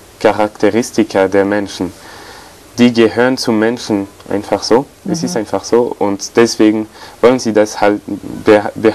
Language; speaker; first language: German; non-native, fluent; French